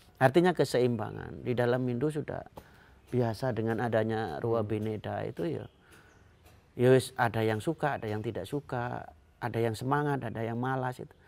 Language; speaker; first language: Indonesian; non-native, local second language; Madurese